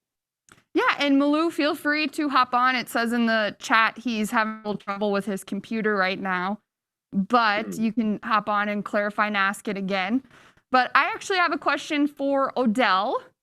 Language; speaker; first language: English; native; English